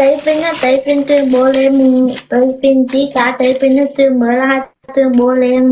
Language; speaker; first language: Indonesian; non-native, learner; Vietnamese